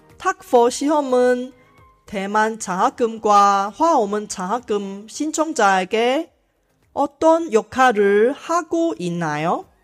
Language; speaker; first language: Korean; non-native, fluent; Chinese